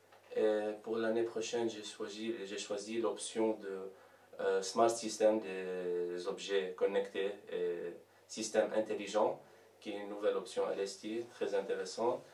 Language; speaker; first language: French; non-native, local second language; Arabic